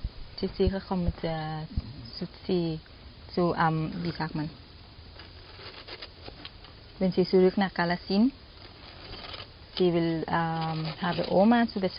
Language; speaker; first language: German; non-native, learner; Thai